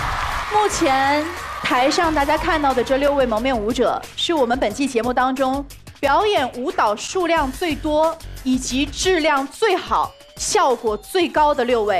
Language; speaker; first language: Chinese; native; Chinese